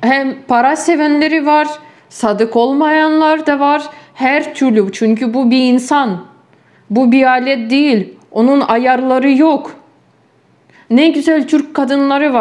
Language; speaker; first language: Turkish; non-native, fluent; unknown